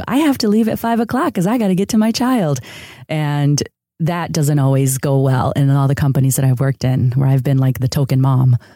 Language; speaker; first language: English; early bilingual, other home language; Spanish